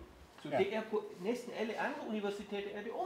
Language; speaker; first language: Danish; non-native, fluent; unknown